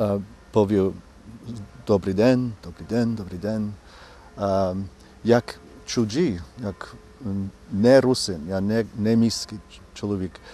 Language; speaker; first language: Ukrainian; non-native, fluent; English